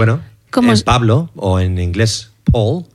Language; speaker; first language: Spanish; non-native, learner; English